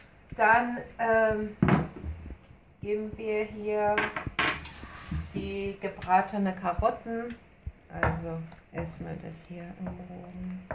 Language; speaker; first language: German; non-native, fluent; Persian